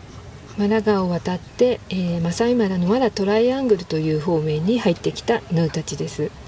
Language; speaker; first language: Japanese; native; Japanese